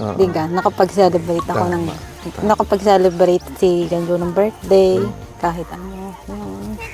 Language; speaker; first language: Filipino; native; Filipino